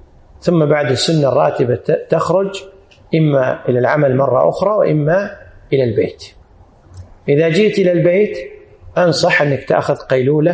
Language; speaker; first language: Arabic; native; Arabic